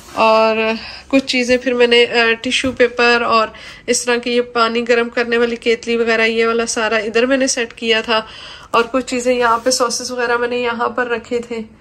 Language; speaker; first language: Urdu; non-native, local second language; Punjabi